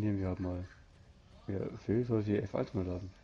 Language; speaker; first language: German; native; German